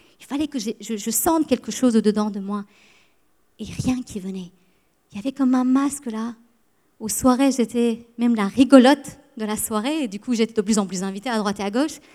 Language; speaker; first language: French; early bilingual, other home language; Persian